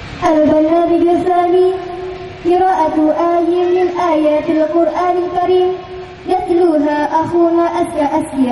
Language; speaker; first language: Arabic; non-native, learner; Indonesian